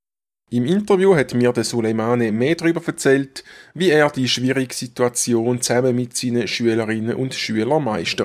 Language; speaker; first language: German; native; German